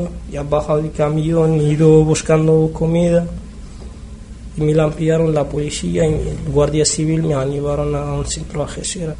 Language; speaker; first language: Spanish; non-native, learner; Arabic